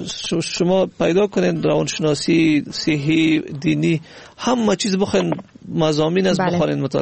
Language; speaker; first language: Persian; native; Persian